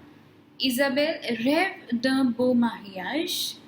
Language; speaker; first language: French; non-native, fluent; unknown